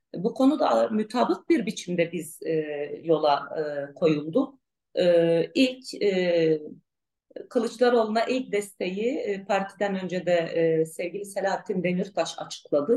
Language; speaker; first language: Turkish; non-native, local second language; Arabic